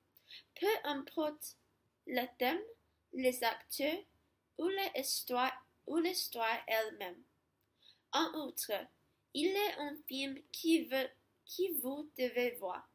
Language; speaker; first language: French; non-native, learner; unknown